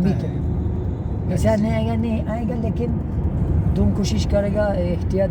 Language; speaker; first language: Hindi; non-native, learner; Tajik